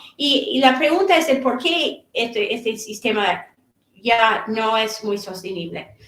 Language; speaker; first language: Spanish; non-native, fluent; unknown